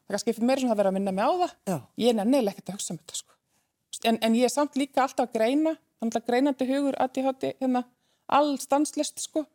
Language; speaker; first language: Icelandic; native; Icelandic